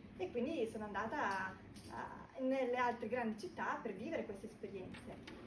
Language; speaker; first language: Italian; native; Italian